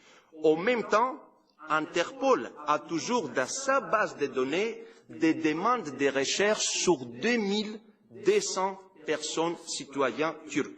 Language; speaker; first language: French; non-native, fluent; Greek